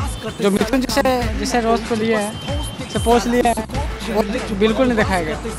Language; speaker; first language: Hindi; native; Hindi